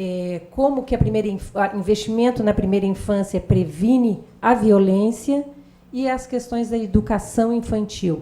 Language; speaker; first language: Portuguese; native; Portuguese